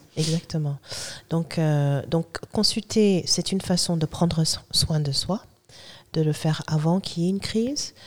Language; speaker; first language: French; non-native, fluent; English